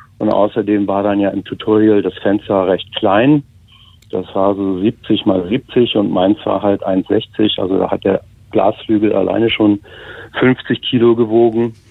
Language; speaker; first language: German; native; German